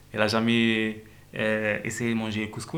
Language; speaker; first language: French; non-native, local second language; Arabic